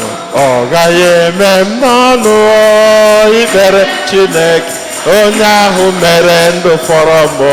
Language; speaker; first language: Igbo; native; Igbo